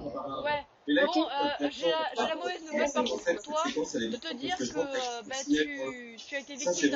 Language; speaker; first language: French; native; French